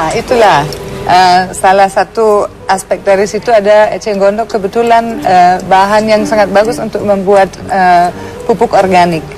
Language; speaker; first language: Indonesian; non-native, fluent; German